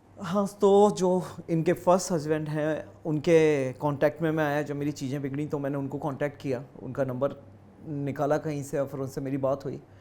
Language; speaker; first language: Hindi; native; Hindi